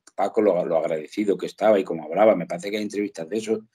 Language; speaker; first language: Spanish; native; Spanish